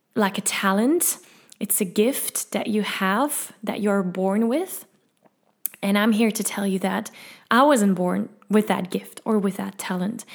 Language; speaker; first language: English; non-native, fluent; Dutch